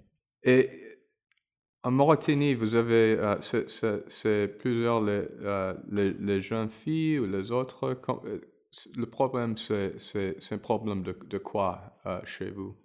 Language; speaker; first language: French; non-native, learner; English